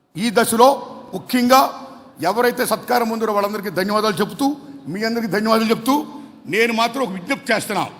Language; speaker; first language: Telugu; native; Telugu